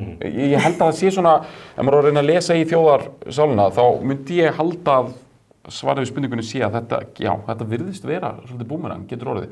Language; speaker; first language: Icelandic; native; Icelandic